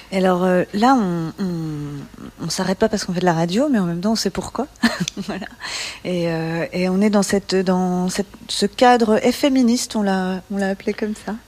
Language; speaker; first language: French; native; French